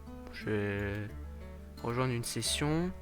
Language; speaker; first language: French; native; French